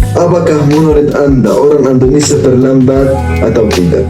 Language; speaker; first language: Indonesian; non-native, learner; Arabic